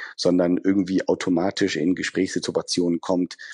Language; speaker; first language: German; early bilingual, other home language; Persian